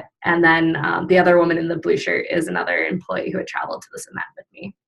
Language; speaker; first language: English; native; English